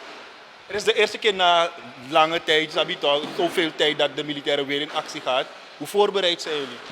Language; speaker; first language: Dutch; native; Dutch